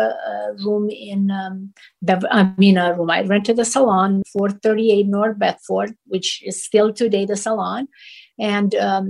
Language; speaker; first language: English; non-native, fluent; Romanian